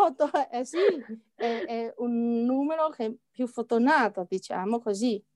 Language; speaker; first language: Italian; non-native, learner; Chinese